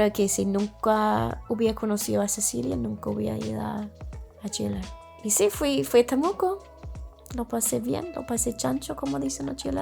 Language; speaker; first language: Spanish; non-native, fluent; English